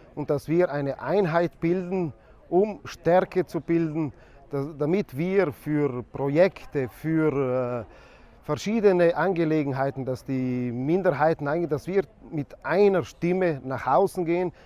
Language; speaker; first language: German; non-native, local second language; Ladin